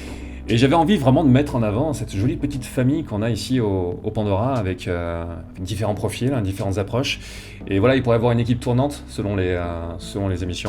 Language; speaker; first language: French; native; French